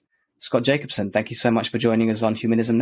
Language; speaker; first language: English; native; English